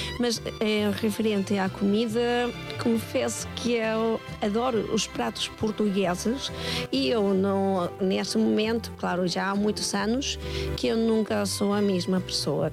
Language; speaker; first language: Portuguese; non-native, fluent; Spanish